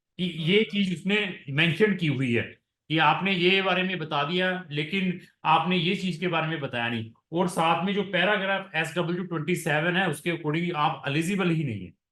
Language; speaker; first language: Hindi; non-native, local second language; Punjabi